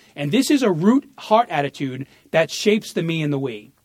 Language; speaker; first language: English; early bilingual, other home language; Italian